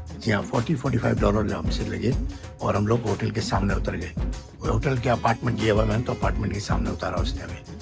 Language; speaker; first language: Urdu; native; Urdu